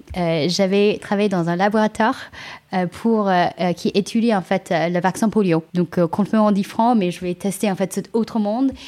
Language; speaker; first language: French; non-native, fluent; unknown